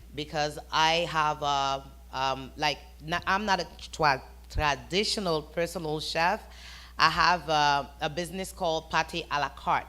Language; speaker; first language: English; non-native, fluent; Haitian Creole